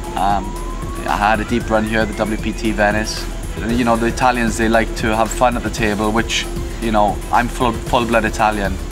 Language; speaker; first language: English; native; English